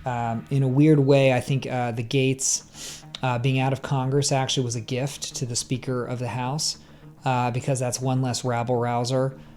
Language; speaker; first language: English; native; English